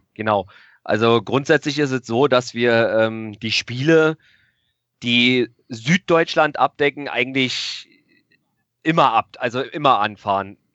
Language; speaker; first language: German; native; German